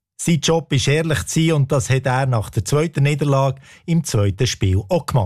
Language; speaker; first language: German; native; German